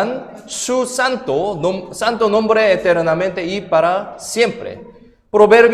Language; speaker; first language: Spanish; non-native, fluent; Korean